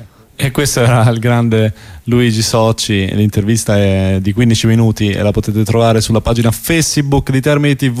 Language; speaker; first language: Italian; native; Italian